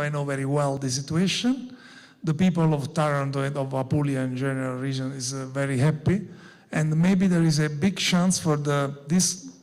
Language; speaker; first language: English; non-native, learner; Italian